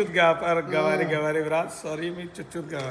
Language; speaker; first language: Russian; non-native, learner; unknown